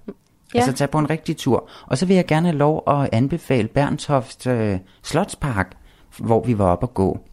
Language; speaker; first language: Danish; native; Danish